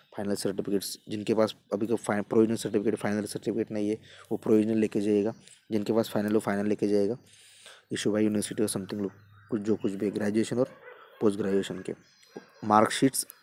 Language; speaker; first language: Hindi; non-native, local second language; Marathi